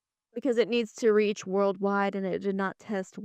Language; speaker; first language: English; native; English